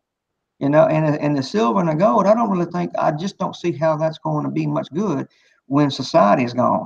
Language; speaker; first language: English; native; English